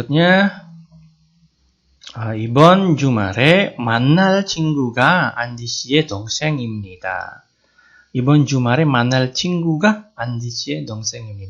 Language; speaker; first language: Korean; non-native, fluent; Indonesian